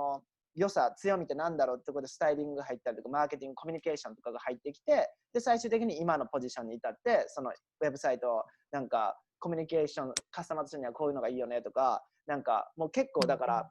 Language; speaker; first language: Japanese; native; Japanese